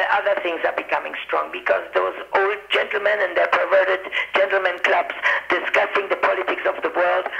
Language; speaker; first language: English; non-native, fluent; German